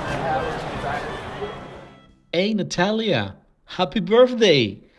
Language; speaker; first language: English; non-native, fluent; Spanish